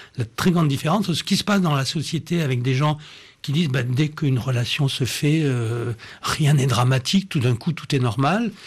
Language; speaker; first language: French; native; French